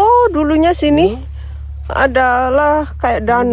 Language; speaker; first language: Indonesian; native; Indonesian